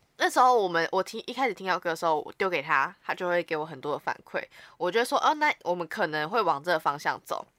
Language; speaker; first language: Chinese; native; Chinese